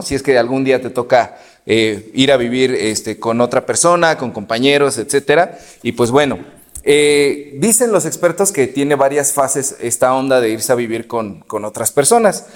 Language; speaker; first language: Spanish; native; Spanish